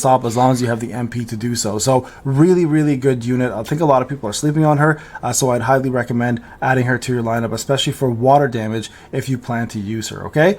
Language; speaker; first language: English; native; English